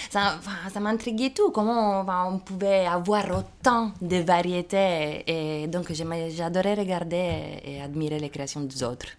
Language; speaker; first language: French; non-native, fluent; Italian